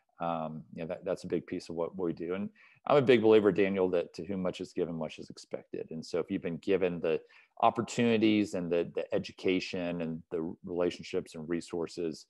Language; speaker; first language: English; native; English